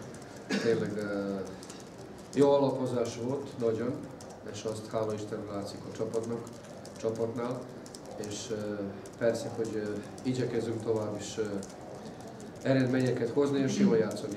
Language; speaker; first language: Hungarian; non-native, fluent; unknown